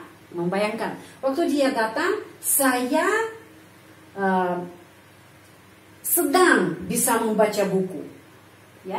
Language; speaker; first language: Indonesian; non-native, fluent; Russian